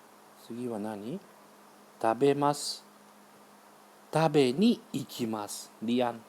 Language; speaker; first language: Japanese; non-native, fluent; Vietnamese